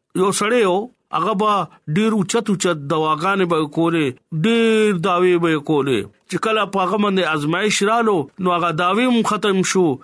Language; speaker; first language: Pashto; non-native, local second language; Urdu